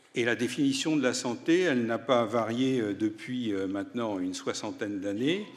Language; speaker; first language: French; native; French